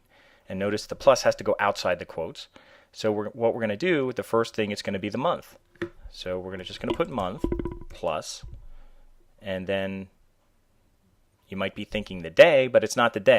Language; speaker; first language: English; native; English